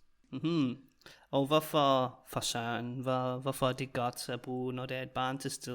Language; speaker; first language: Danish; native; Danish